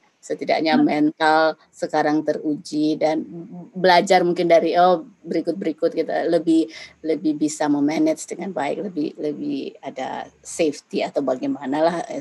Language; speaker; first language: Indonesian; native; Indonesian